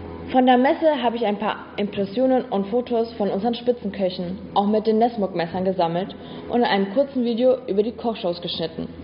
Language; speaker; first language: German; native; German